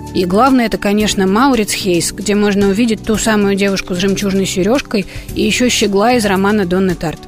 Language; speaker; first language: Russian; native; Russian